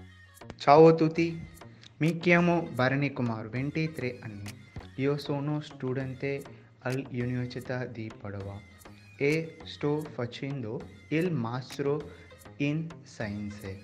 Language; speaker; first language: Italian; non-native, learner; Tamil